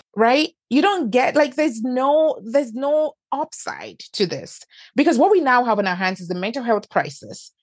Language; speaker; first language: English; non-native, local second language; Yoruba